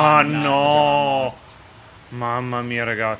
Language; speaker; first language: Italian; native; Italian